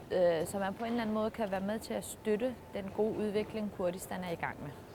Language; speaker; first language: Danish; early bilingual, other home language; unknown